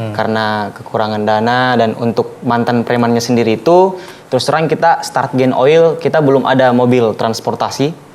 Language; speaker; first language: Indonesian; native; Indonesian